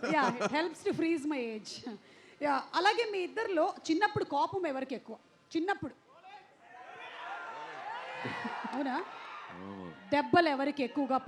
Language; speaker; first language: Telugu; native; Telugu